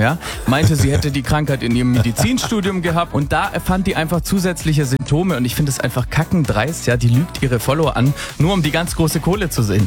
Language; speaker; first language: German; native; German